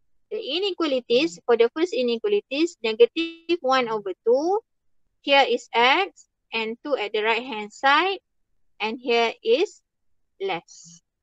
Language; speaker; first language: English; non-native, local second language; Malay